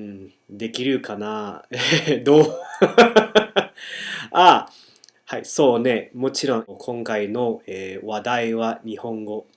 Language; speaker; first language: Japanese; non-native, learner; English